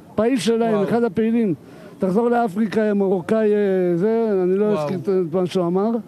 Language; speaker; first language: Hebrew; native; Hebrew